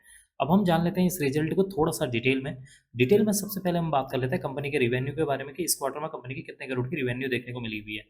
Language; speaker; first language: Hindi; native; Hindi